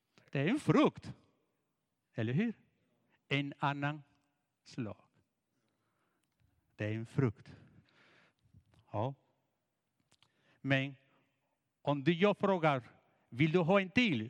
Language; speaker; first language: Swedish; non-native, fluent; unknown